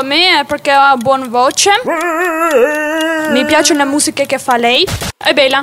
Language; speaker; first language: Italian; early bilingual, other home language; Albanian